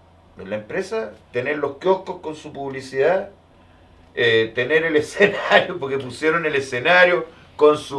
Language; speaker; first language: Spanish; native; Spanish